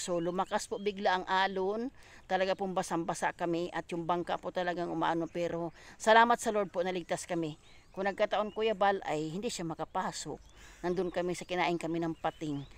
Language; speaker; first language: Filipino; non-native, local second language; Cebuano